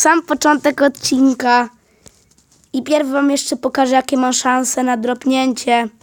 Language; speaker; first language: Polish; native; Polish